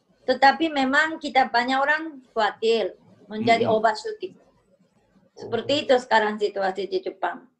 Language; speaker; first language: Indonesian; non-native, fluent; Japanese